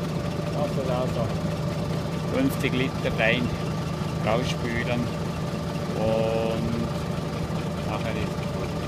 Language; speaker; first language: German; native; German